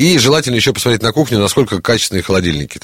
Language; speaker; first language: Russian; native; Russian